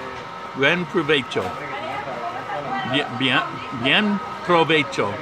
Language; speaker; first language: Spanish; non-native, learner; English